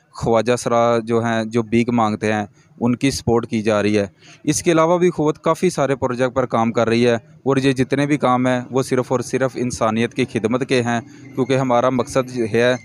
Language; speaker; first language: Urdu; non-native, local second language; Punjabi